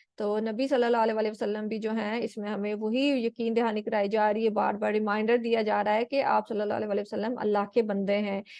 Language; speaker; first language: Urdu; native; Urdu